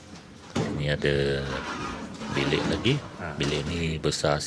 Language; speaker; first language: Malay; native; Malay